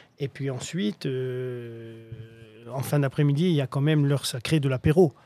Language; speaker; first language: French; native; French